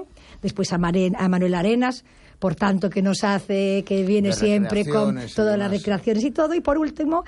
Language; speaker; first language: Spanish; native; Spanish